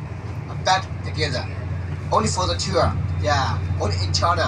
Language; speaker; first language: English; non-native, learner; Chinese